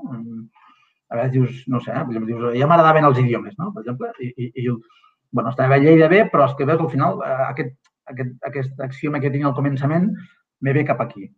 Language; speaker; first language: Catalan; native; Catalan